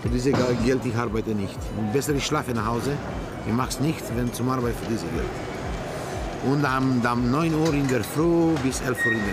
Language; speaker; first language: German; non-native, learner; Romanian